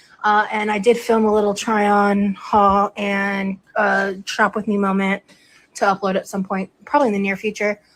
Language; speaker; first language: English; native; English